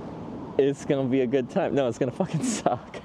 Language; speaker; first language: English; native; English